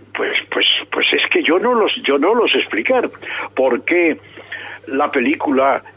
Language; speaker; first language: Spanish; native; Spanish